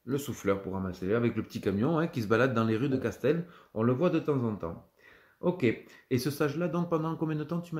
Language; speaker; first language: French; native; French